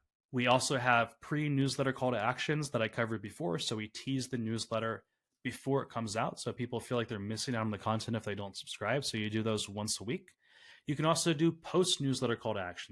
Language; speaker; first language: English; native; English